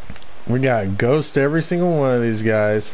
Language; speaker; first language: English; native; English